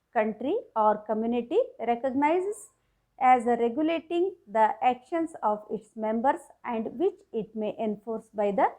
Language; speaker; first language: English; non-native, local second language; Kannada